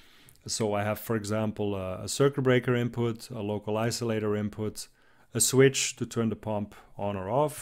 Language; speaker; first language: English; non-native, fluent; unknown